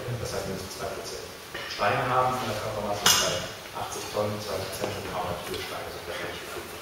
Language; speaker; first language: German; native; German